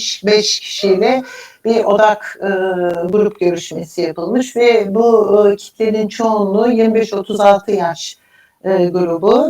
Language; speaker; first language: Turkish; native; Turkish